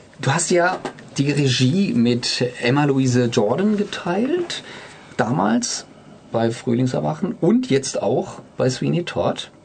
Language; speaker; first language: German; native; German